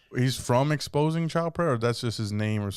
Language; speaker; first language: English; native; English